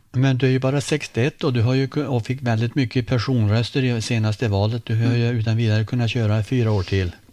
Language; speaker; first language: Swedish; native; Swedish